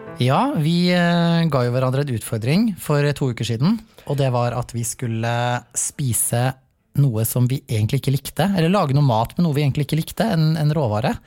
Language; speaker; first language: Norwegian; native; Norwegian